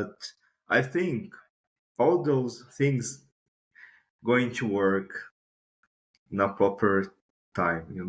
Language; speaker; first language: English; non-native, fluent; Portuguese